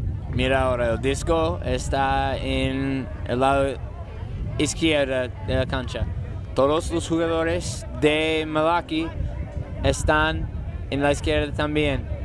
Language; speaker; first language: Spanish; non-native, learner; English